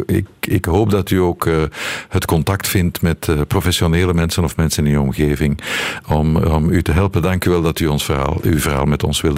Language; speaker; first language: Dutch; native; Dutch